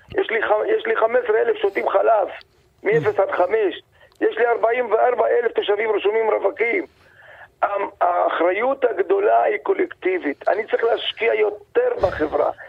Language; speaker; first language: Hebrew; non-native, local second language; Arabic